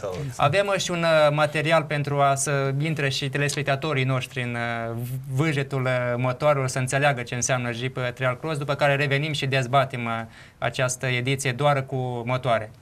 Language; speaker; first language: Romanian; native; Romanian